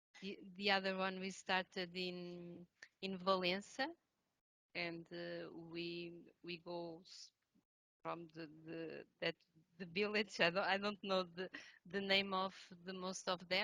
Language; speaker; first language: English; non-native, learner; Portuguese